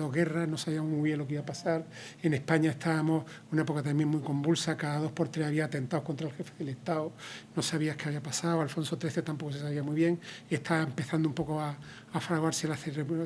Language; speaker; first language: Spanish; native; Spanish